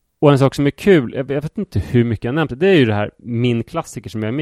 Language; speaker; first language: Swedish; native; Swedish